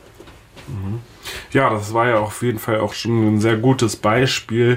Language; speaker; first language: German; native; German